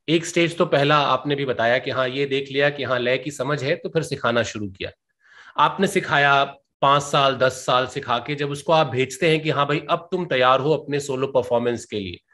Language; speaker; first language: Hindi; native; Hindi